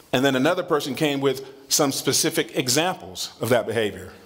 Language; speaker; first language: English; native; English